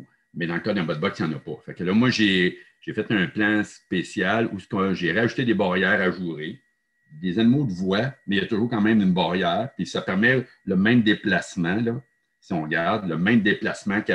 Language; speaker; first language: French; native; French